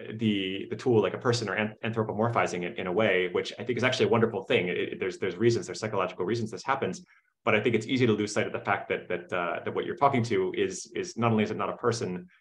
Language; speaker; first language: English; native; English